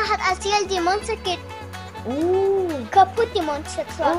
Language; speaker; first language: German; early bilingual, other home language; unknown